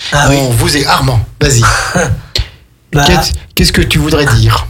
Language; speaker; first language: French; native; French